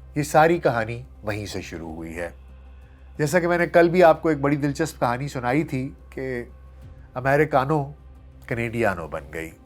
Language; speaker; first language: Urdu; native; Urdu